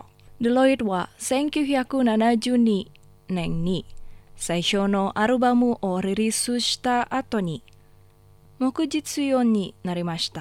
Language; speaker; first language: Japanese; non-native, learner; Indonesian